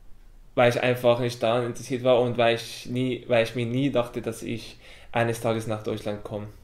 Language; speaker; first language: German; non-native, fluent; Arabic